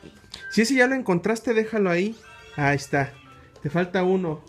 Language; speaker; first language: Spanish; native; Spanish